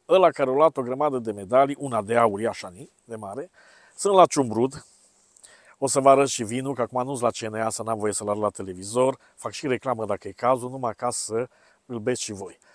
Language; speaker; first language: Romanian; native; Romanian